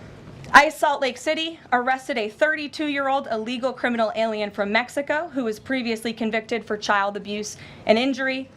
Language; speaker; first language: English; native; English